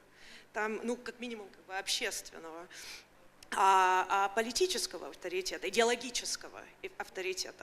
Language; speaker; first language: Russian; early bilingual, heritage; Russian